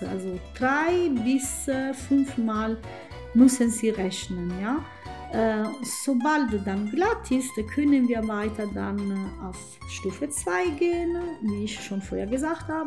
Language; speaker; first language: German; non-native, fluent; Italian